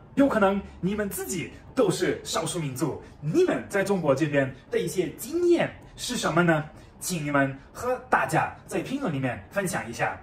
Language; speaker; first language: Chinese; non-native, fluent; German